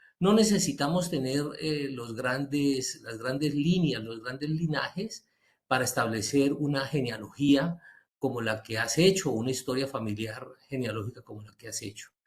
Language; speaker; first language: Spanish; native; Spanish